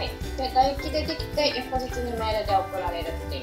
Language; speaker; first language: Japanese; native; Japanese